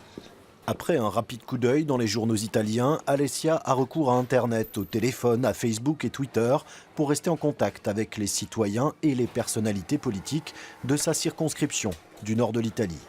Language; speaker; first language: French; native; French